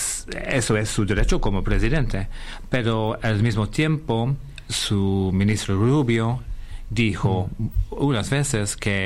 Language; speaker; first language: Spanish; non-native, fluent; English